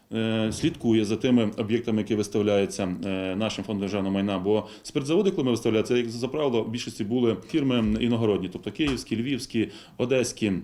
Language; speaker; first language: Ukrainian; native; Ukrainian